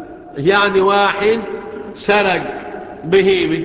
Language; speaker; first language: Arabic; native; Arabic